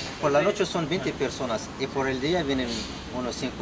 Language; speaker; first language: Spanish; non-native, learner; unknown